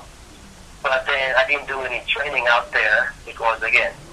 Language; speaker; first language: English; non-native, local second language; Ganda